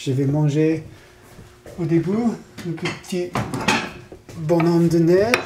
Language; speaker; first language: French; non-native, learner; English